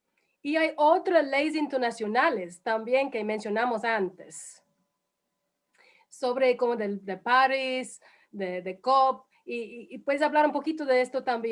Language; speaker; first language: Spanish; non-native, fluent; English